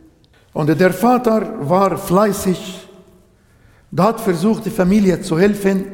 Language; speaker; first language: German; non-native, fluent; Arabic